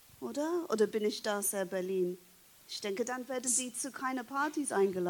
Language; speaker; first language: German; non-native, fluent; English